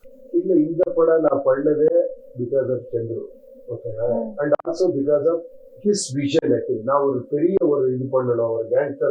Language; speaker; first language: Tamil; non-native, learner; Kannada